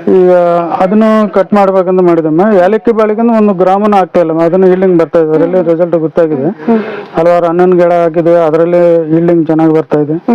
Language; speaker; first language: Kannada; non-native, local second language; Telugu